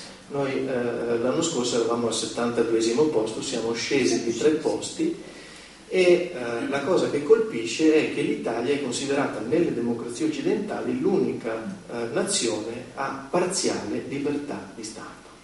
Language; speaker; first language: Italian; native; Italian